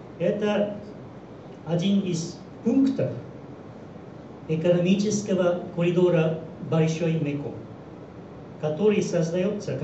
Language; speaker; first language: Russian; non-native, fluent; Japanese